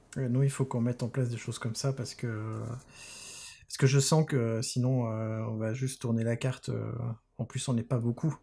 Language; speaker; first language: French; native; French